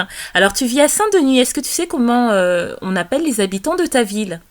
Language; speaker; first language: French; native; French